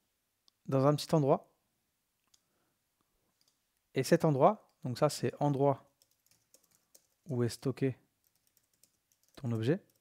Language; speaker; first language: French; native; French